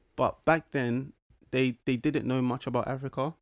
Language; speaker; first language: English; early bilingual, other home language; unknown